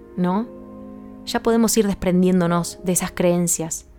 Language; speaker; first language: Spanish; native; Spanish